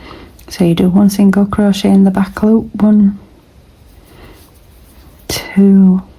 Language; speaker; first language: English; native; English